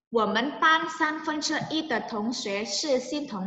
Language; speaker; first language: Chinese; non-native, fluent; Indonesian